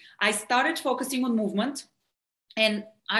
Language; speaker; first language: English; non-native, fluent; Bulgarian